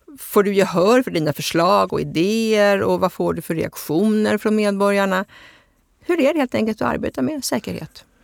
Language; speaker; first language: Swedish; native; Swedish